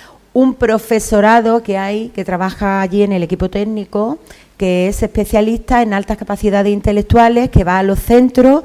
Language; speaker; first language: Spanish; native; Spanish